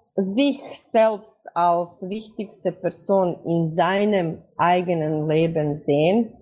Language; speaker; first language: German; non-native, fluent; Croatian